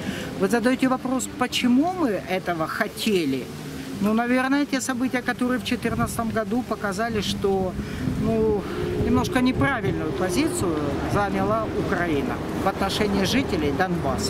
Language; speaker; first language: Russian; native; Russian